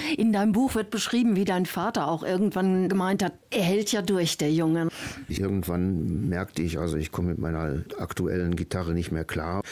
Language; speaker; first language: German; native; German